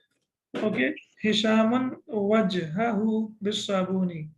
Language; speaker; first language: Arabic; non-native, fluent; English